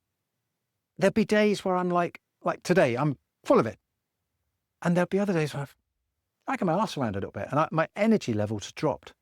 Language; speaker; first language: English; native; English